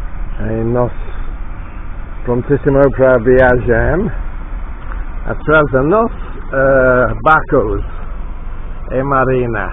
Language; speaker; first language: Portuguese; non-native, learner; English